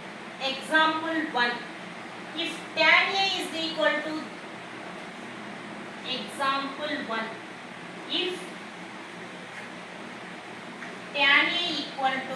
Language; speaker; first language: English; non-native, local second language; Telugu